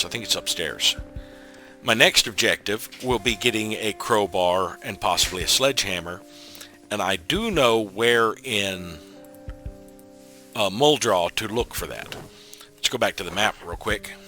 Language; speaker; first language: English; native; English